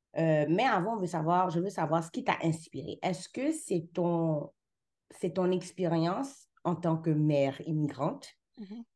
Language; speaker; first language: French; non-native, local second language; Haitian Creole